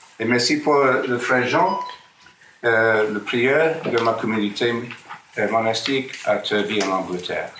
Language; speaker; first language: French; non-native, fluent; English